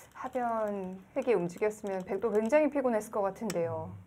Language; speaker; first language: Korean; native; Korean